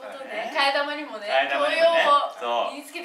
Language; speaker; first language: Japanese; native; Japanese